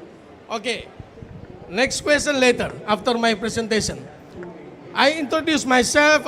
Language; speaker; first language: English; non-native, fluent; Indonesian